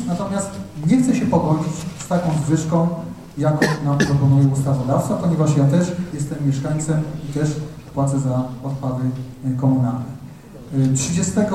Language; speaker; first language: Polish; native; Polish